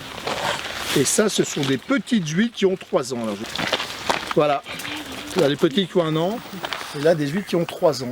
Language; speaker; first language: French; native; French